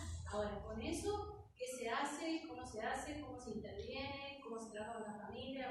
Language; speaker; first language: Spanish; native; Spanish